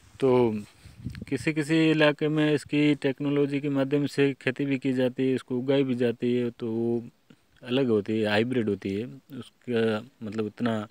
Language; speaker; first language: Hindi; native; Hindi